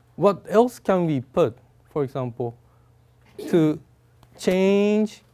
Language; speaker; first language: English; non-native, fluent; Japanese